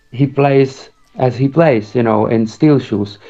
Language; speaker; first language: English; early bilingual, other home language; Czech